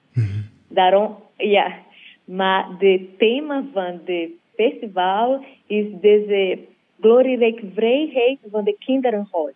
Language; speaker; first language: Dutch; non-native, learner; Portuguese